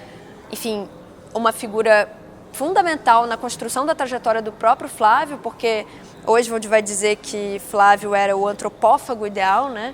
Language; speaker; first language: Portuguese; native; Portuguese